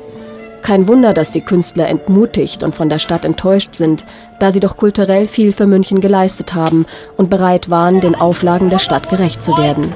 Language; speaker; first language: German; native; German